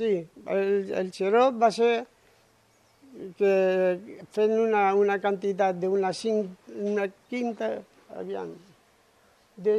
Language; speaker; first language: Catalan; non-native, local second language; Spanish